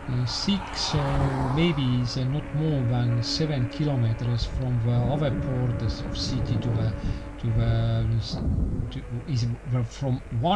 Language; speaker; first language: English; non-native, learner; Estonian